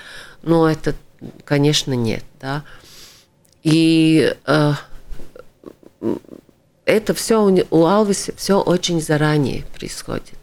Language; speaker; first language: Russian; non-native, local second language; Latvian